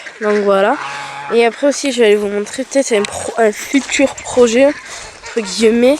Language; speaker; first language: French; native; French